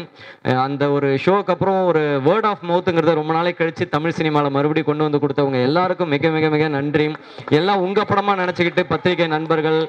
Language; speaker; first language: Tamil; native; Tamil